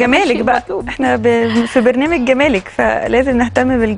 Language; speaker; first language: Arabic; native; Arabic